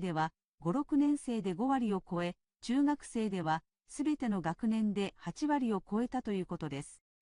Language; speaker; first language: Japanese; native; Japanese